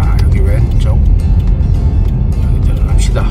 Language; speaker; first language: Korean; native; Korean